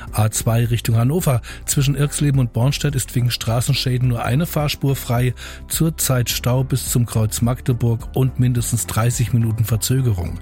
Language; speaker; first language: German; native; German